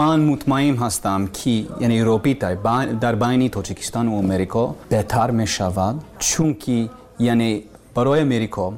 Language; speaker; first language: Persian; non-native, learner; English